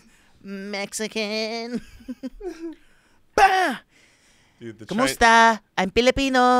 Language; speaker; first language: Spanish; non-native, learner; English